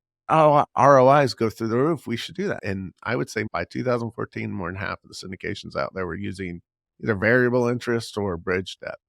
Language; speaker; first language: English; native; English